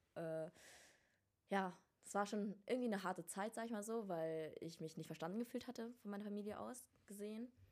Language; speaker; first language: German; early bilingual, other home language; Vietnamese